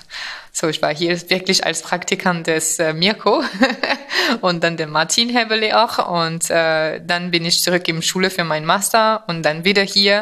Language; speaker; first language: German; non-native, fluent; French